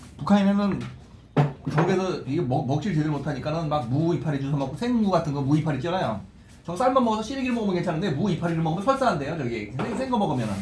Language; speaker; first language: Korean; native; Korean